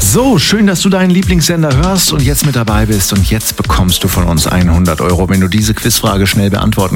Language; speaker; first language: German; native; German